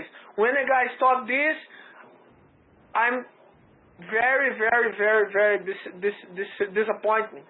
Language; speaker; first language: English; non-native, learner; Portuguese